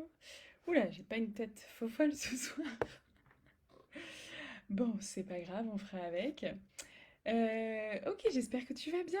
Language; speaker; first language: French; native; French